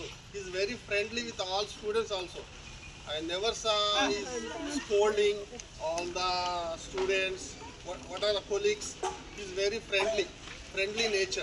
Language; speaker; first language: English; non-native, local second language; Telugu